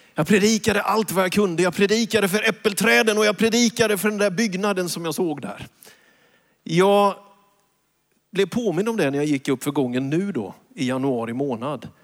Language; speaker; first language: Swedish; native; Swedish